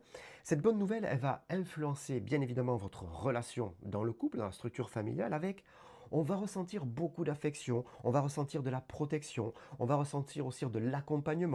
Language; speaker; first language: French; native; French